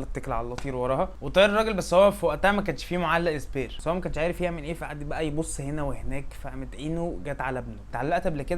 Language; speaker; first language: Arabic; native; Arabic